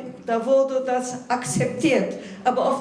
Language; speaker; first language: German; non-native, fluent; Kurdish